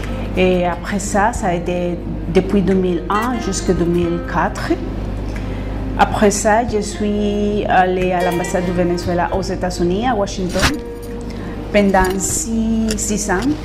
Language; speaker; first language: French; non-native, fluent; Spanish